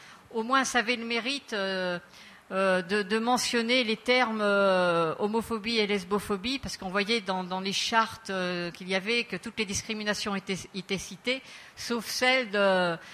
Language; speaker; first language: French; native; French